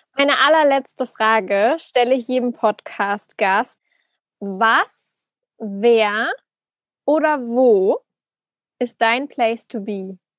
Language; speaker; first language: German; native; German